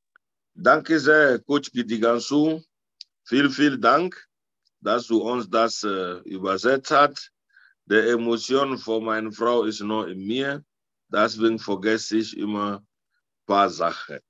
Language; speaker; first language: German; non-native, learner; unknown